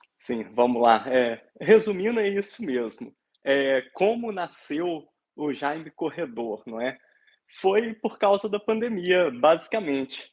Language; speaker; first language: Portuguese; native; Portuguese